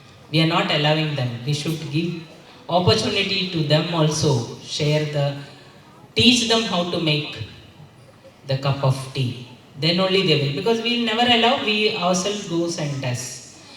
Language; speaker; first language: English; non-native, local second language; Malayalam